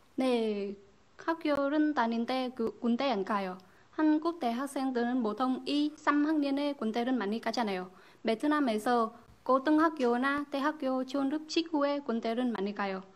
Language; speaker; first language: Korean; non-native, fluent; Vietnamese